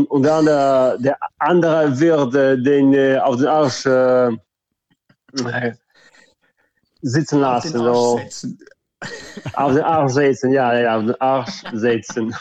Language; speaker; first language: German; non-native, fluent; Russian